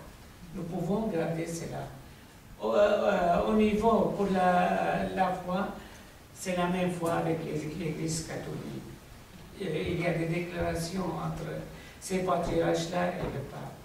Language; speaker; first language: French; non-native, fluent; Arabic